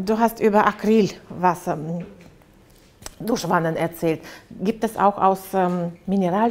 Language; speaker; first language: German; non-native, fluent; Russian